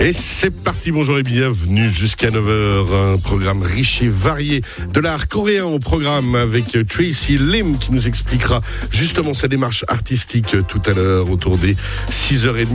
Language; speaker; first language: French; native; French